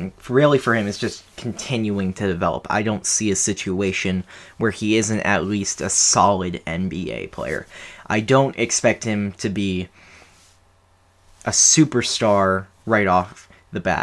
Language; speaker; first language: English; native; English